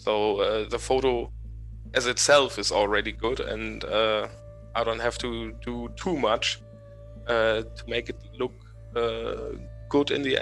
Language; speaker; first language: English; non-native, fluent; German